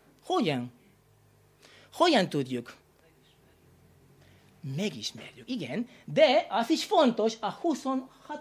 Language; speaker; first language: Hungarian; non-native, learner; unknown